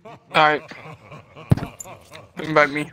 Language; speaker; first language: English; native; English